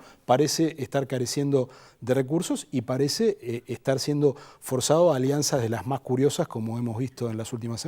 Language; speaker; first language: Spanish; native; Spanish